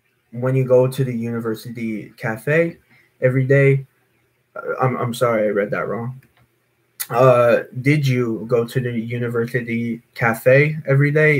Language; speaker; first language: English; native; English